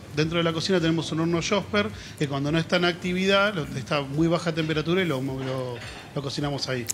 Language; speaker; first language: Spanish; native; Spanish